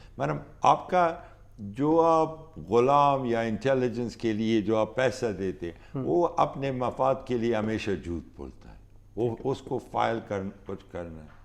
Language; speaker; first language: Urdu; non-native, fluent; Pashto